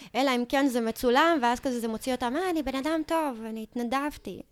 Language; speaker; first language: Hebrew; non-native, fluent; English